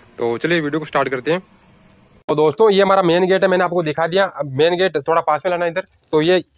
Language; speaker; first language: Hindi; native; Hindi